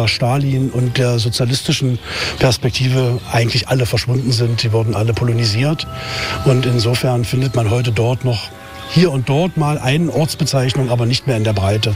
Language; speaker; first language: German; native; German